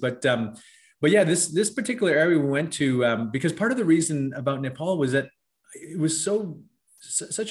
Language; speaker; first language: English; native; English